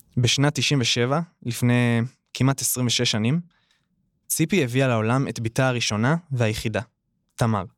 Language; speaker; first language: Hebrew; native; Hebrew